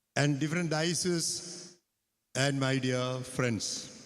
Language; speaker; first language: English; non-native, local second language; Malayalam